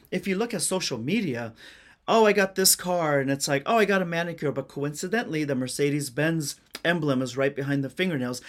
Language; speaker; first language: English; early bilingual, other home language; Persian